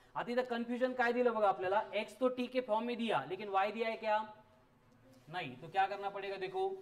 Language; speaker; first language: Hindi; non-native, local second language; Marathi